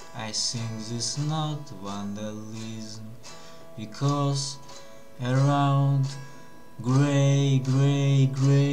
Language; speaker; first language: English; non-native, learner; Russian